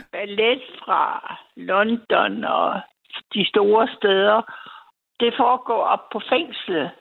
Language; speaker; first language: Danish; native; Danish